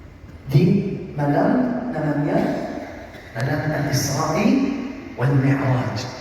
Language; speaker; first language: Indonesian; non-native, fluent; Arabic